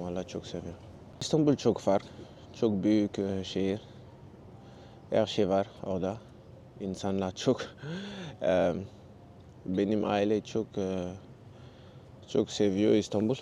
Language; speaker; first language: Turkish; non-native, learner; French